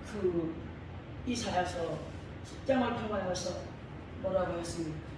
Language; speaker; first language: Korean; native; Korean